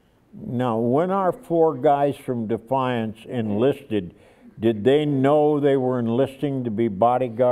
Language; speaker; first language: English; native; English